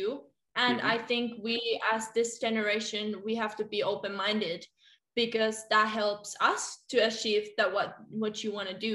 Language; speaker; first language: English; non-native, fluent; Finnish